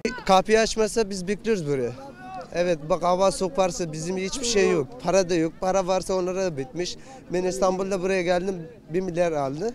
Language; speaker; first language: Turkish; non-native, learner; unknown